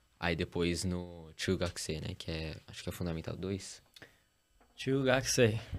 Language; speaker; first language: Portuguese; early bilingual, heritage; Portuguese